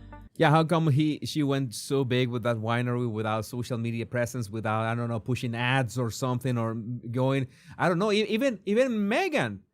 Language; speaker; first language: English; non-native, fluent; Spanish